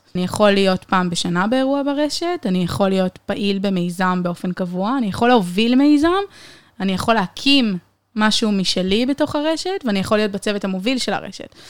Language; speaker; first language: Hebrew; native; Hebrew